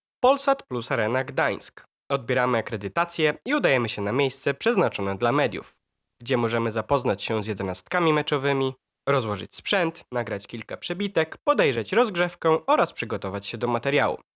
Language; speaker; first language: Polish; native; Polish